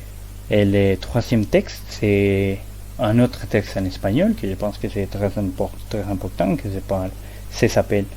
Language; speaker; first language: French; non-native, learner; Spanish